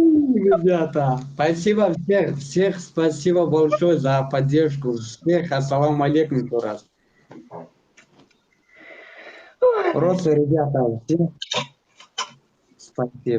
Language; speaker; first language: Russian; non-native, local second language; Tajik